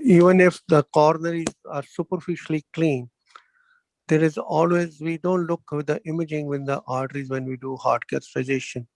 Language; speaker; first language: English; non-native, local second language; Punjabi